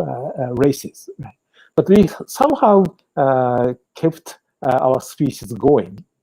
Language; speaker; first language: English; non-native, fluent; Japanese